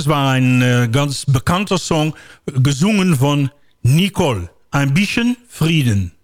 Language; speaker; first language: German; non-native, learner; Dutch